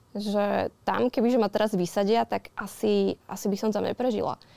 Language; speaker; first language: Slovak; native; Slovak